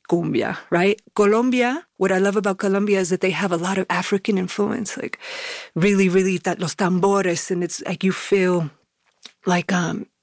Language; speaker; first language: English; native; English